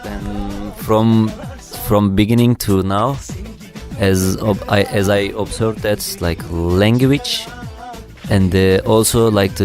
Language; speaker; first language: English; non-native, learner; Turkish